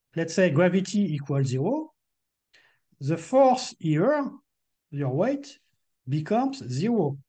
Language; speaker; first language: English; non-native, fluent; French